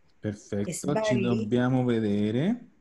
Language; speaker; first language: Italian; non-native, fluent; Spanish